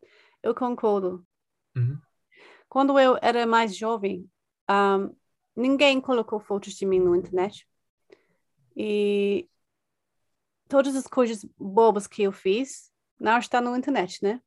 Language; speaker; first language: Portuguese; non-native, fluent; English